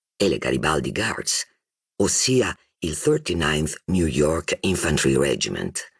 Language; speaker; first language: Italian; native; Italian